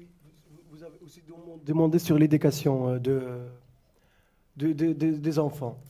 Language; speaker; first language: French; non-native, fluent; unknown